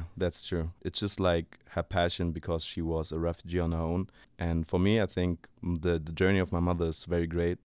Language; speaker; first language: English; non-native, fluent; German